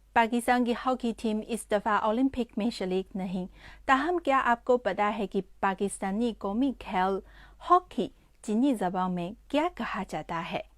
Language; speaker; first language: Urdu; non-native, fluent; Chinese